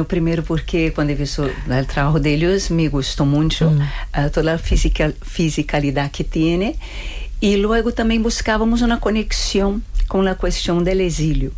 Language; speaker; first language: Spanish; non-native, fluent; Portuguese